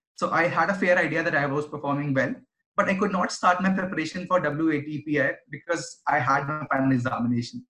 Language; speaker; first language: English; non-native, local second language; Hindi